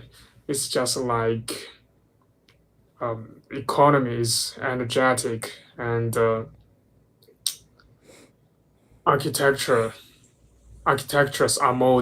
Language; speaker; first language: English; non-native, learner; Chinese